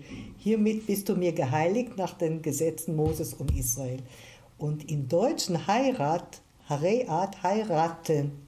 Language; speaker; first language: German; early bilingual, heritage; German